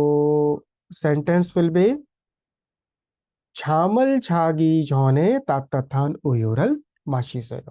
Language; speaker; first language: Korean; non-native, fluent; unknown